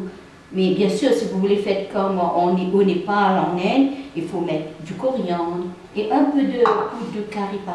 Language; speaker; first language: French; non-native, fluent; Nepali